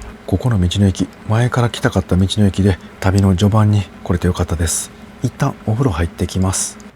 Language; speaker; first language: Japanese; native; Japanese